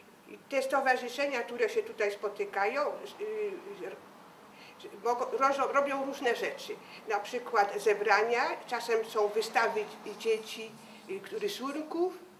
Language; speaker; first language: Polish; early bilingual, heritage; French